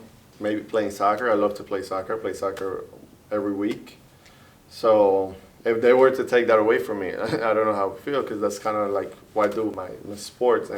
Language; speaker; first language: English; early bilingual, other home language; Spanish